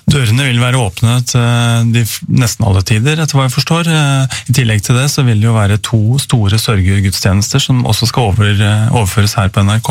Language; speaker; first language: Norwegian; native; Norwegian